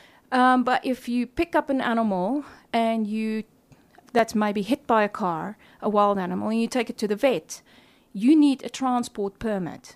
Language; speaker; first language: English; non-native, local second language; Afrikaans